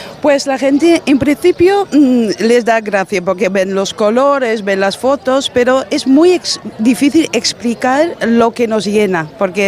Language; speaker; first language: Spanish; non-native, fluent; Dutch